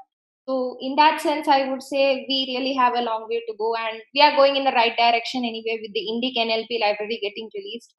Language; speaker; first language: English; non-native, local second language; Tamil